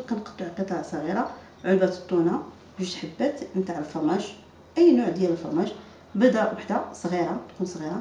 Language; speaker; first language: Arabic; native; Arabic